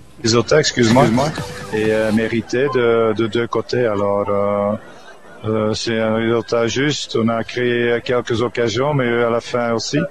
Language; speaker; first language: French; non-native, fluent; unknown